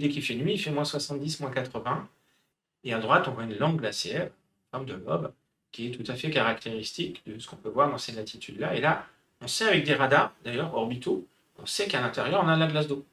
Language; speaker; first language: French; native; French